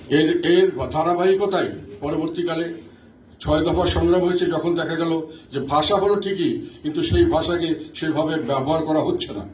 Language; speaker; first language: Bangla; native; Bangla